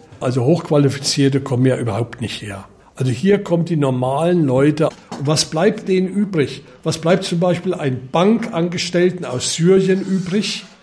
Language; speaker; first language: German; native; German